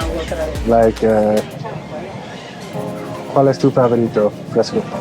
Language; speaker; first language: Spanish; non-native, learner; English